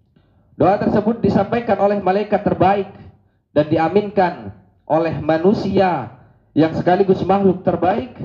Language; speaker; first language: Indonesian; native; Indonesian